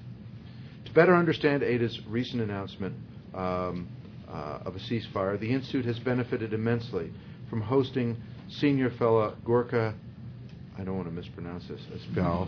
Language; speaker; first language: English; native; English